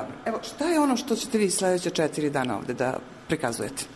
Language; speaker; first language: Serbian; native; Serbian